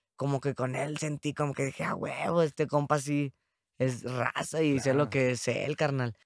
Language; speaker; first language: Spanish; native; Spanish